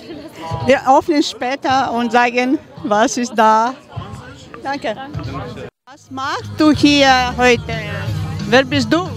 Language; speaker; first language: German; non-native, learner; Ukrainian